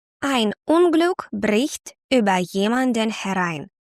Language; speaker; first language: German; non-native, fluent; Ukrainian